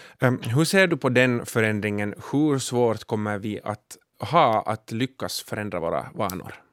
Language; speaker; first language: Swedish; native; Swedish